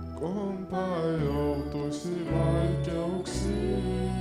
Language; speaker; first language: Finnish; native; Finnish